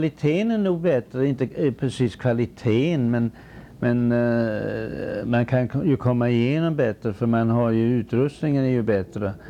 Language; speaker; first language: Swedish; early bilingual, heritage; Swedish